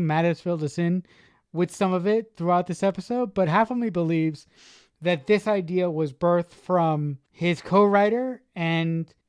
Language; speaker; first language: English; native; English